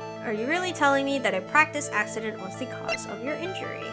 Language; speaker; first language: English; native; English